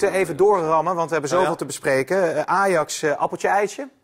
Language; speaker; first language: Dutch; native; Dutch